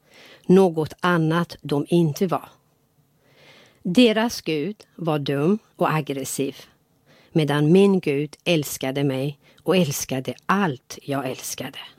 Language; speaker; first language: Swedish; non-native, fluent; Persian